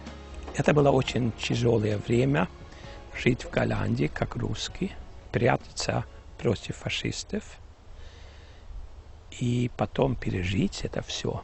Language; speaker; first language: Russian; early bilingual, heritage; Russian